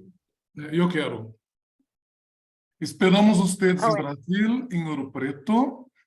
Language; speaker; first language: Spanish; non-native, learner; Portuguese